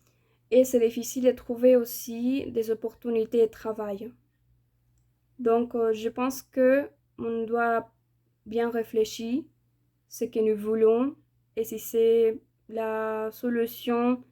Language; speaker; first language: French; non-native, fluent; Spanish